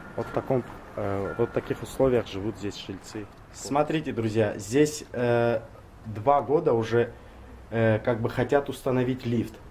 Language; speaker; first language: Russian; non-native, local second language; Georgian